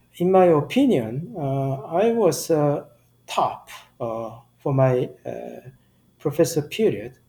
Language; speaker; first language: English; non-native, fluent; Korean